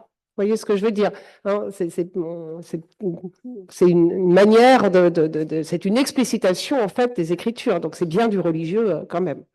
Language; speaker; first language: French; native; French